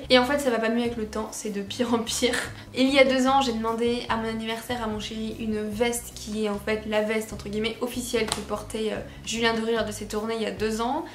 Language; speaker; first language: French; native; French